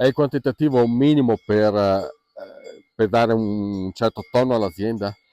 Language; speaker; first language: Italian; native; Italian